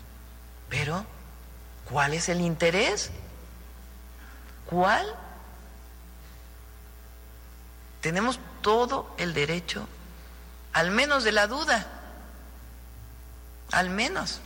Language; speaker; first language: Spanish; native; Spanish